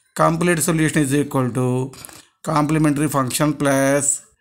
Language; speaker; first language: English; non-native, local second language; Telugu